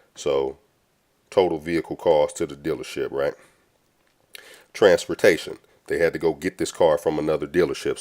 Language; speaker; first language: English; native; English